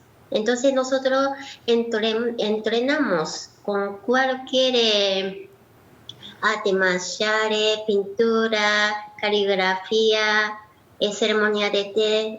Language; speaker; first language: Spanish; non-native, learner; Japanese